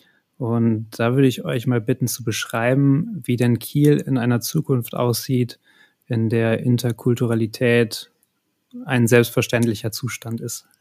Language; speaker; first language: German; native; German